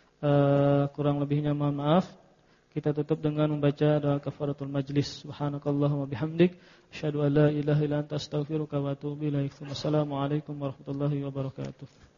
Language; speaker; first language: Indonesian; native; Indonesian